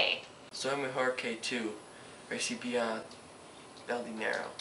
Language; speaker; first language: Spanish; non-native, learner; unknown